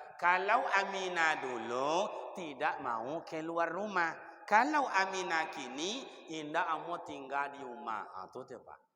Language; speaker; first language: Malay; non-native, local second language; Minangkabau